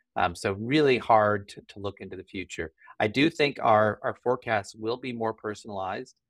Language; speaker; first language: English; native; English